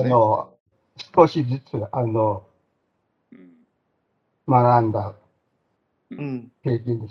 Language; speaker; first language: Japanese; non-native, fluent; Chinese